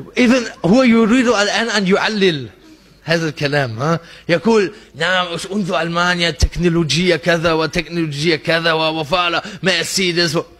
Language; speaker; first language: Arabic; non-native, fluent; German